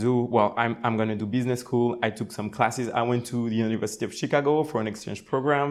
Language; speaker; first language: English; non-native, fluent; French